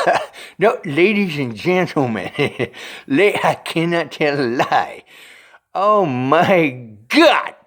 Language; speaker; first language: English; native; English